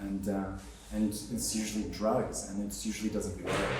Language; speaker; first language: English; native; English